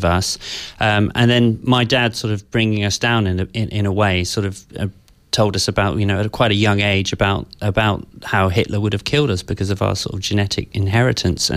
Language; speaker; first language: English; native; English